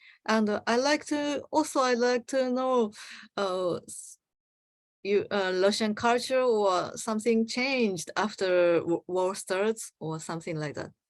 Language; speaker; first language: English; non-native, learner; Japanese